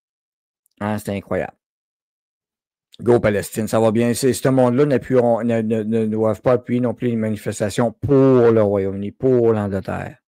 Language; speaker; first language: French; native; French